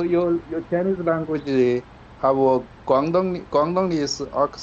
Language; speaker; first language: English; non-native, learner; Chinese